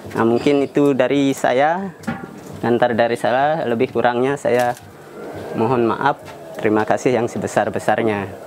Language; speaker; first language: Indonesian; non-native, local second language; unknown